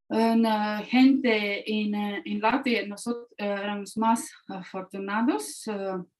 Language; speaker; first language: Spanish; non-native, fluent; Latvian